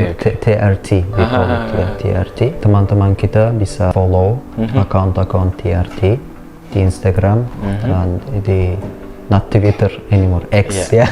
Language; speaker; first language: Indonesian; non-native, learner; Turkish